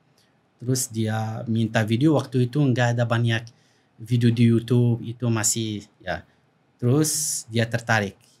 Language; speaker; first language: Indonesian; non-native, fluent; Arabic